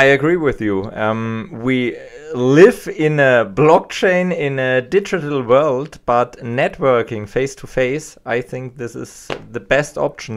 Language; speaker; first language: English; non-native, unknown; German